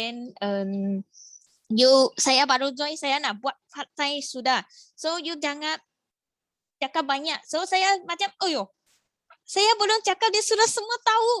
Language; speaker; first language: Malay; non-native, local second language; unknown